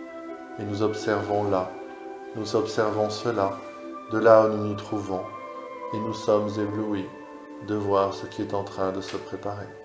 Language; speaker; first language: French; native; French